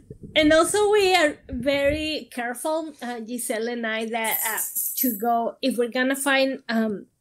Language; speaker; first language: English; non-native, fluent; Spanish